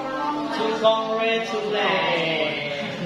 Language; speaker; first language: English; non-native, learner; Indonesian